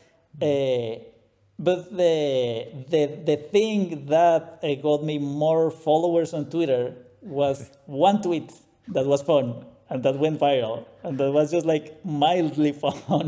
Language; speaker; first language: English; non-native, fluent; Spanish